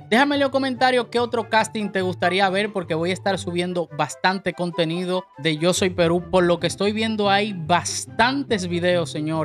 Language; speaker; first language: Spanish; native; Spanish